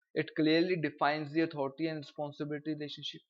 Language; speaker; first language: English; non-native, local second language; Punjabi